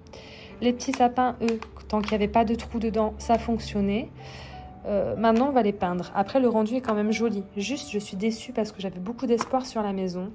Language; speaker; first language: French; native; French